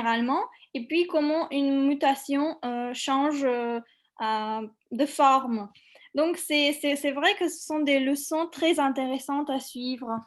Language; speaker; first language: French; non-native, fluent; Macedonian